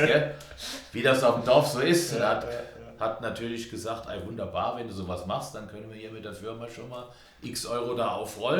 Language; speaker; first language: German; native; German